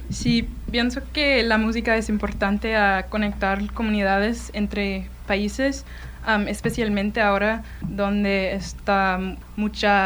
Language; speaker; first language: Spanish; non-native, learner; English